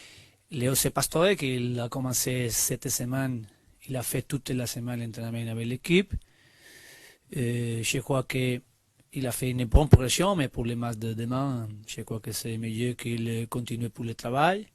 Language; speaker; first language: French; non-native, learner; Spanish